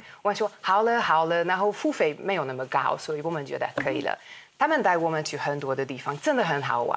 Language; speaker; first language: Chinese; non-native, fluent; Hungarian